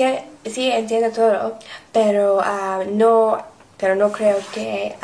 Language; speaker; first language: Spanish; non-native, learner; English